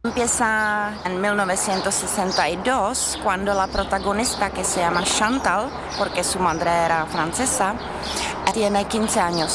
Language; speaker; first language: Spanish; non-native, fluent; Czech